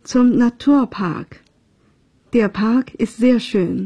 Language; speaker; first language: German; non-native, fluent; Chinese